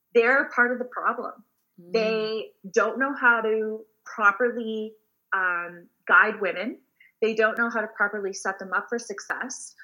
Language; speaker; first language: English; native; English